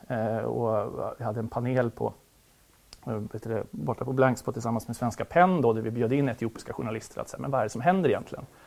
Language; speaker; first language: Swedish; native; Swedish